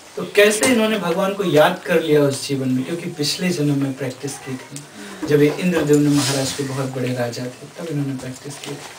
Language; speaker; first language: Hindi; native; Hindi